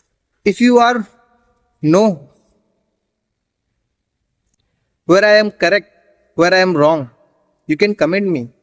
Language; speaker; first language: English; non-native, learner; Hindi